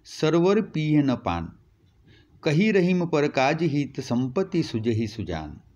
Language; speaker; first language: Hindi; non-native, local second language; Gujarati